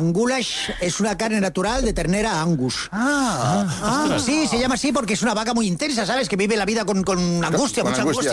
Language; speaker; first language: Spanish; native; Spanish